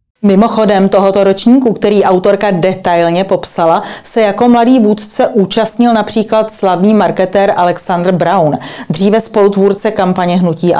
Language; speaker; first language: Czech; native; Czech